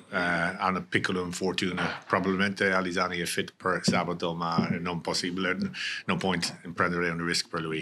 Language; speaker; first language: Italian; non-native, learner; English